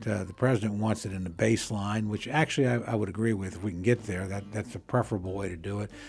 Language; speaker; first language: English; native; English